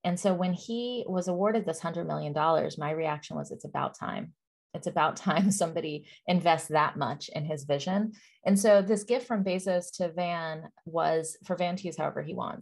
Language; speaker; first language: English; native; English